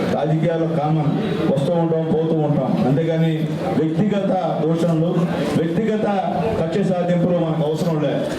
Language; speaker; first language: Telugu; native; Telugu